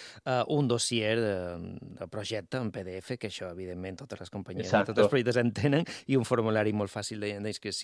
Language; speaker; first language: Catalan; native; Catalan